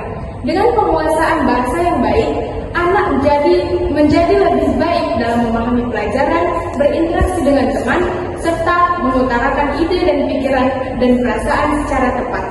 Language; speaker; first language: Indonesian; native; Indonesian